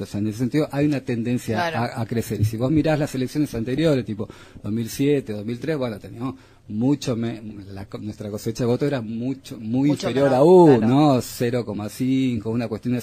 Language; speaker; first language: Spanish; native; Spanish